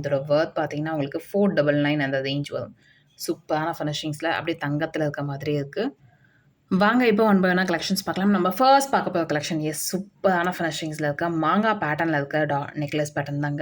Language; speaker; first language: Tamil; native; Tamil